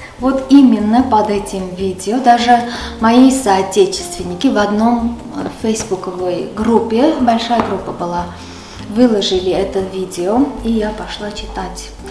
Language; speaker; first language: Russian; non-native, local second language; Armenian